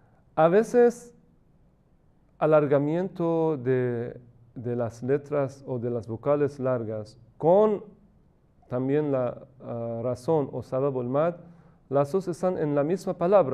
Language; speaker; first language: Spanish; non-native, fluent; Persian